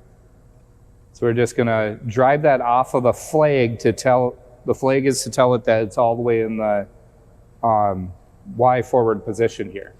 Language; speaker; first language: English; native; English